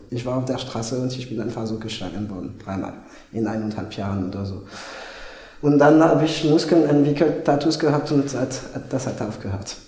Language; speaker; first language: German; non-native, fluent; French